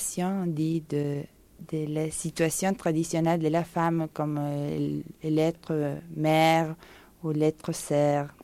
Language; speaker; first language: French; non-native, fluent; Spanish